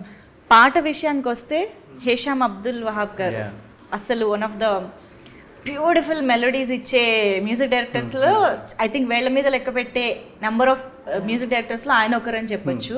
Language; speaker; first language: Telugu; native; Telugu